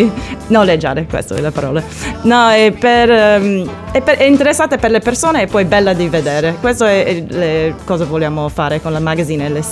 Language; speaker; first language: Italian; non-native, learner; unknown